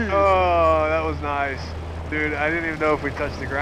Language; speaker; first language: English; native; English